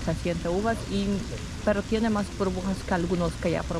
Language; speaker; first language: Spanish; non-native, fluent; Portuguese